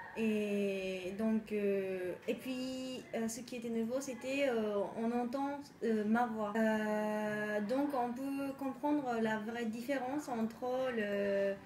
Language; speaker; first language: French; non-native, learner; Japanese